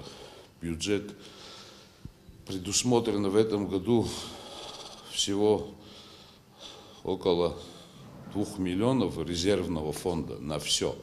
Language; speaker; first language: Russian; non-native, local second language; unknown